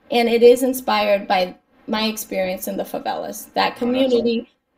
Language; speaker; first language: English; native; English